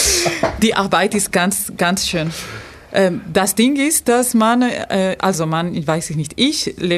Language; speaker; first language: German; non-native, fluent; Spanish